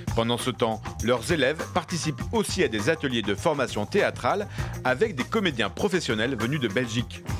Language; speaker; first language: French; native; French